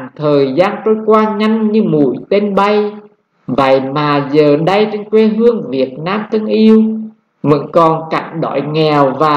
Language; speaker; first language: Vietnamese; native; Vietnamese